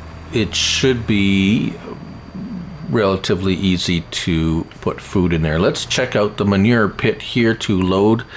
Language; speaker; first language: English; native; English